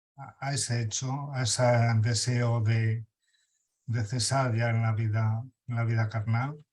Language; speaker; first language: Spanish; native; Spanish